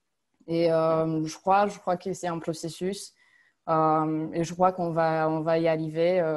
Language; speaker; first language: French; non-native, fluent; Romanian